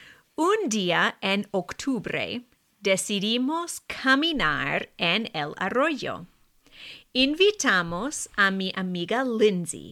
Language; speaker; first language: Spanish; non-native, fluent; English